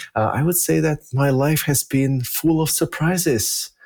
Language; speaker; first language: English; early bilingual, other home language; Russian